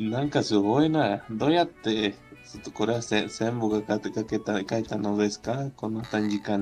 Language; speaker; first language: Japanese; non-native, fluent; Spanish